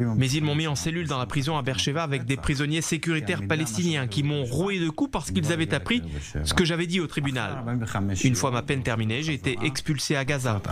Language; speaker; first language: French; non-native, fluent; Arabic